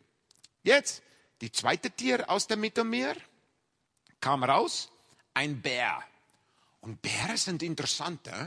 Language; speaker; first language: German; non-native, fluent; English